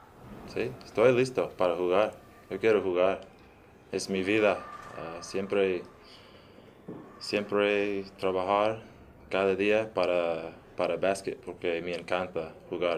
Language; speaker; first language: Spanish; early bilingual, heritage; English